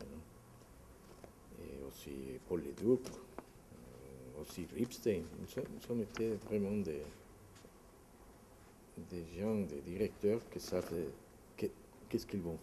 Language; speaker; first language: French; non-native, fluent; Spanish